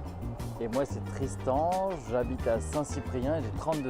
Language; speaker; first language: French; native; French